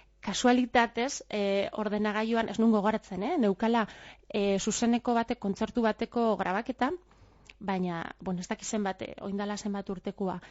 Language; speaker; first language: Basque; non-native, local second language; Spanish